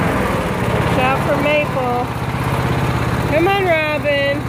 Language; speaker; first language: English; native; English